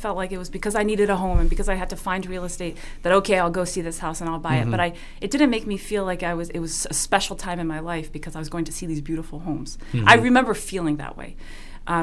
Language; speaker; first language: English; non-native, fluent; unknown